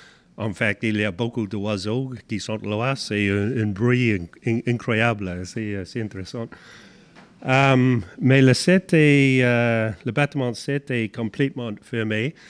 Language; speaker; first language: French; non-native, learner; English